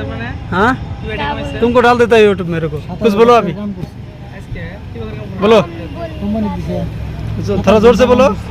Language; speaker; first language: Hindi; non-native, fluent; Bangla